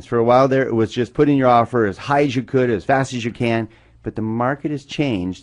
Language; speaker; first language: English; native; English